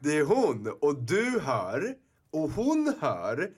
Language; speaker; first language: Swedish; native; Swedish